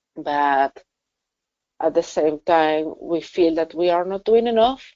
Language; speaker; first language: English; non-native, fluent; Spanish